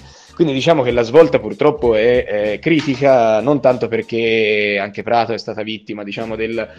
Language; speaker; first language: Italian; native; Italian